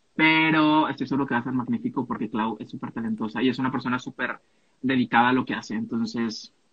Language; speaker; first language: Spanish; native; Spanish